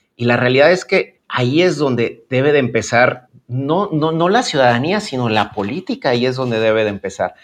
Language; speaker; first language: Spanish; native; Spanish